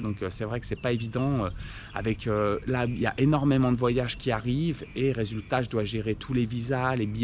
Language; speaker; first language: French; native; French